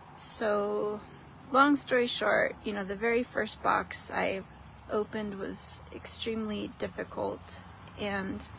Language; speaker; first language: English; native; English